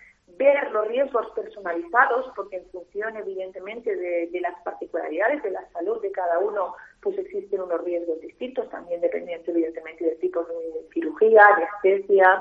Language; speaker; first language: Spanish; native; Spanish